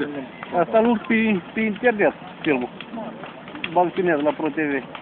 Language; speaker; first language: Romanian; native; Romanian